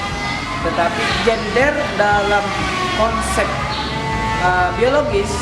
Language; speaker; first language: Indonesian; native; Indonesian